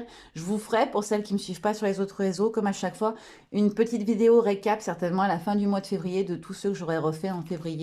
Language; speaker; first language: French; native; French